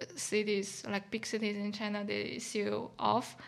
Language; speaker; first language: English; non-native, fluent; Chinese